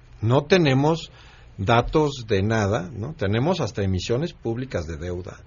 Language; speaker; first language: Spanish; native; Spanish